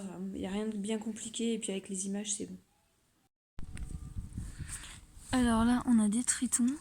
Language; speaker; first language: French; native; French